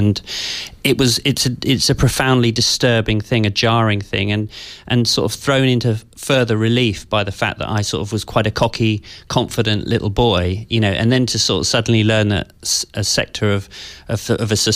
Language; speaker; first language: English; native; English